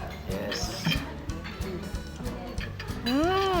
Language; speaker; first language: Filipino; native; Filipino